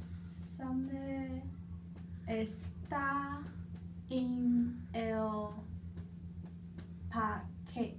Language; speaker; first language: Spanish; non-native, learner; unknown